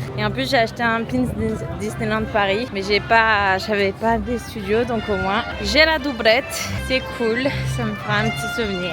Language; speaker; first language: French; native; French